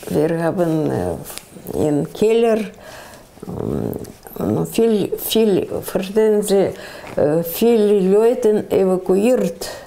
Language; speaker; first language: German; non-native, learner; Russian